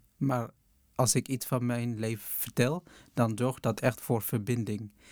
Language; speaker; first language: Dutch; early bilingual, other home language; Tigrinya